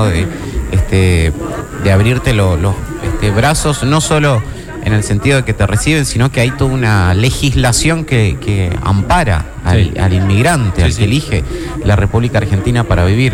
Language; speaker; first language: Spanish; native; Spanish